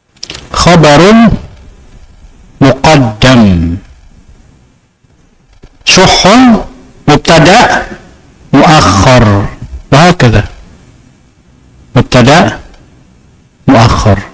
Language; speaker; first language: Arabic; non-native, fluent; Indonesian